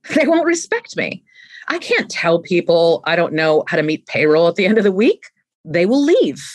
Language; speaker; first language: English; native; English